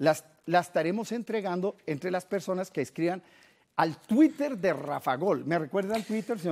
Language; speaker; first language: Spanish; native; Spanish